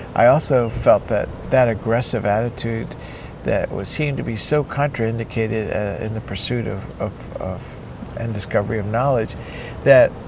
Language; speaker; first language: English; early bilingual, other home language; Spanish